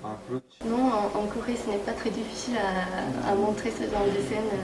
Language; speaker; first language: French; non-native, fluent; Korean